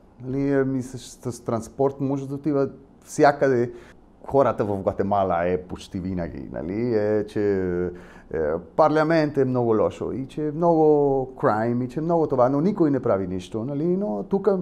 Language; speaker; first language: Bulgarian; non-native, learner; Spanish